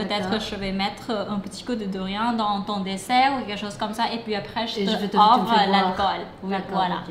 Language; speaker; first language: French; non-native, fluent; Thai